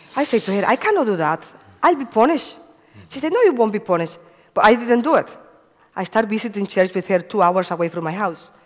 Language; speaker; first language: English; non-native, fluent; Spanish